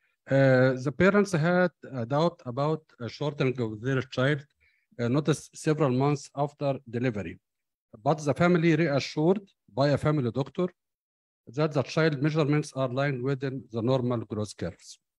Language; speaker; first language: English; non-native, fluent; Arabic